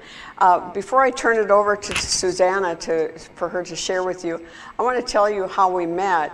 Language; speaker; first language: English; native; English